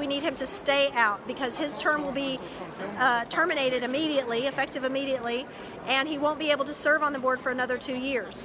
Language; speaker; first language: English; native; English